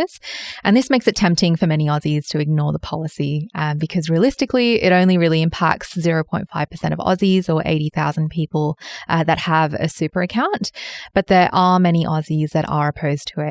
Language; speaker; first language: English; native; English